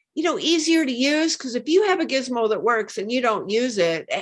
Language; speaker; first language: English; native; English